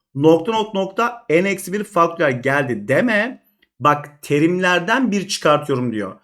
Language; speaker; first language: Turkish; native; Turkish